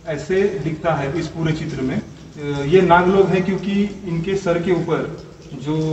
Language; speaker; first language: Hindi; non-native, local second language; Marathi